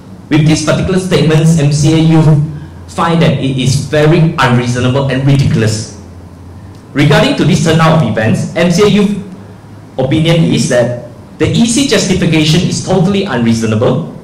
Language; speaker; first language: English; non-native, local second language; Chinese